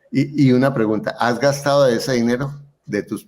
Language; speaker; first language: Spanish; native; Spanish